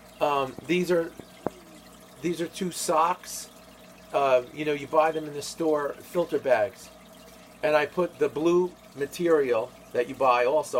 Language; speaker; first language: English; native; English